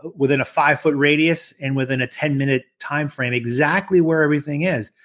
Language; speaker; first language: English; early bilingual, other home language; French